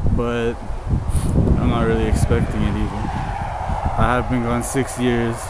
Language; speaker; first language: English; native; English